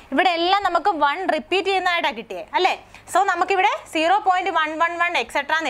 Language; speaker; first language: Malayalam; native; Malayalam